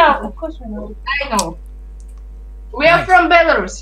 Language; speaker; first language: English; non-native, learner; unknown